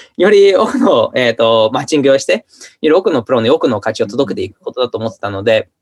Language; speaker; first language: Japanese; non-native, fluent; English